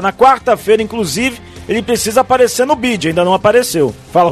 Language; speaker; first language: Portuguese; native; Portuguese